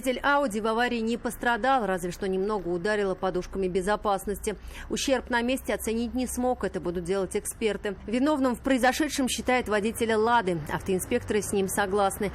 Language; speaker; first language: Russian; native; Russian